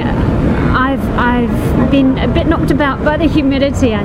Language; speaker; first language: English; native; English